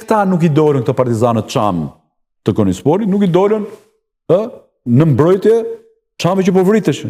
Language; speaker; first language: Albanian; native; Albanian